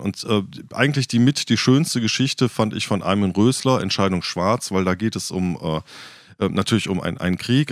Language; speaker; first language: German; native; German